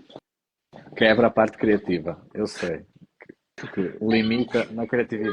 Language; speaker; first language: Portuguese; native; Portuguese